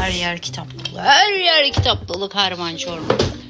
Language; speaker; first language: Turkish; native; Turkish